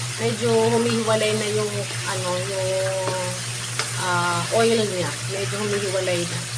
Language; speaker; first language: Filipino; non-native, local second language; Waray